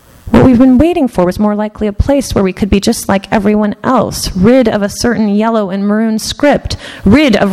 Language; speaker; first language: English; early bilingual, other home language; Persian